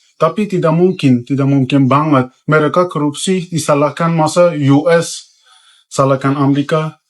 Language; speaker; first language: Indonesian; non-native, fluent; Persian